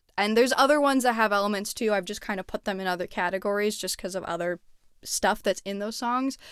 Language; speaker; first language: English; native; English